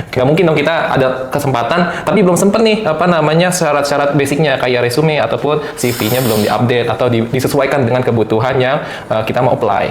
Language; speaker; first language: Indonesian; native; Indonesian